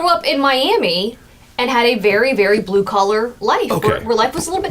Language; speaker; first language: English; native; English